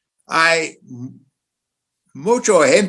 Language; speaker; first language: Spanish; non-native, fluent; English